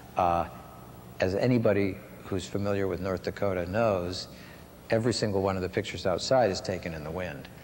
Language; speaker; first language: English; native; English